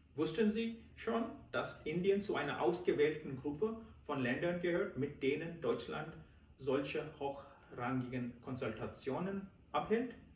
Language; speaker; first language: German; non-native, fluent; Telugu